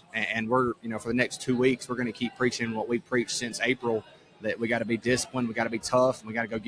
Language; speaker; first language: English; native; English